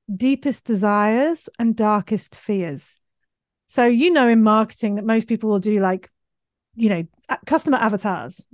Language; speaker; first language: English; native; English